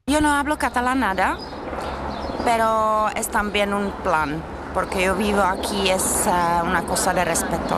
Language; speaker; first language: Spanish; non-native, fluent; Czech